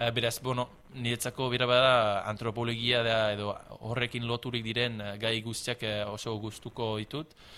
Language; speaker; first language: Basque; non-native, fluent; English